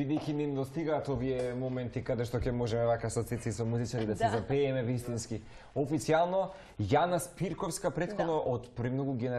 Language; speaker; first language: Macedonian; native; Macedonian